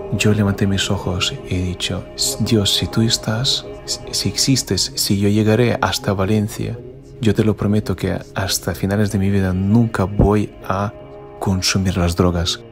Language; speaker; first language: Spanish; non-native, fluent; Ukrainian